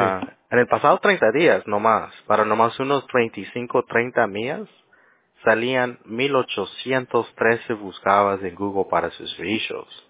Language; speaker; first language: Spanish; early bilingual, heritage; Spanish